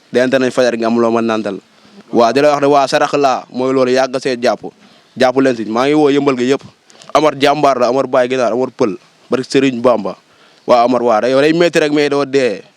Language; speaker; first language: Wolof; native; Wolof